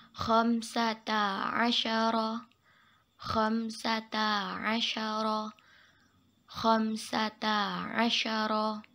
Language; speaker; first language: Arabic; non-native, fluent; Indonesian